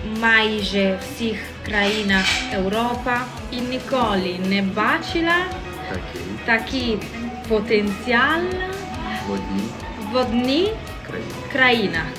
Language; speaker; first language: Ukrainian; non-native, learner; Italian